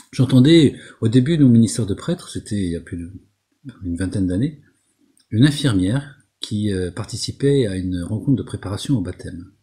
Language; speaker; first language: French; native; French